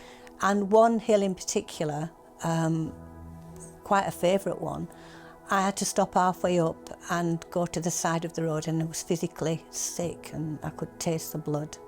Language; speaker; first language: English; native; English